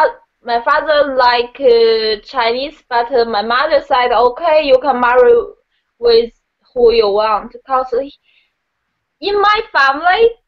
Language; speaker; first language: English; non-native, learner; Chinese